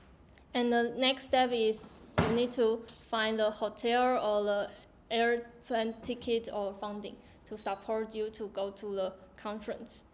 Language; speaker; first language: English; non-native, learner; Chinese